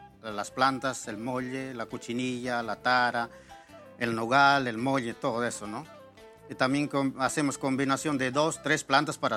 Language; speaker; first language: Spanish; native; Spanish